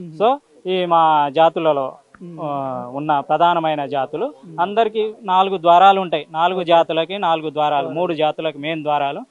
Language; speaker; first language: Telugu; non-native, local second language; Lambadi